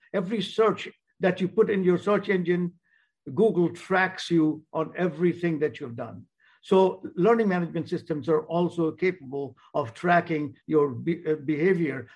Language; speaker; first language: English; non-native, local second language; Bangla